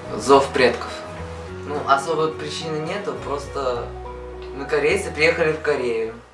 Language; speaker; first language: Russian; native; Russian